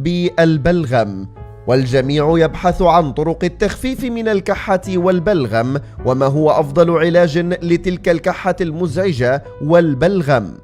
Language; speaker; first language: Arabic; native; Arabic